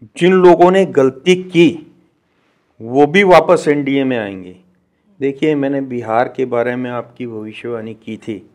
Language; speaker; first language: Hindi; native; Hindi